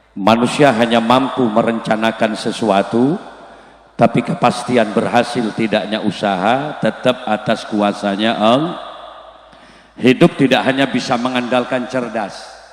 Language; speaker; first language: Indonesian; non-native, local second language; Madurese